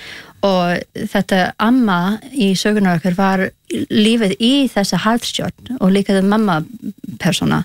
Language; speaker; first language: Icelandic; non-native, learner; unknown